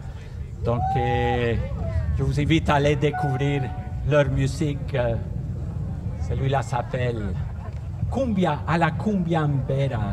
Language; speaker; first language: French; non-native, fluent; Spanish